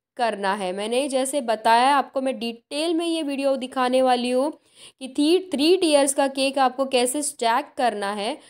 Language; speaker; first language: Hindi; non-native, local second language; Marathi